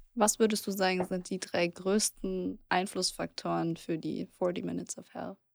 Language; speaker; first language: German; native; German